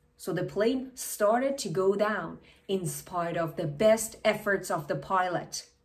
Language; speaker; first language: English; non-native, fluent; Persian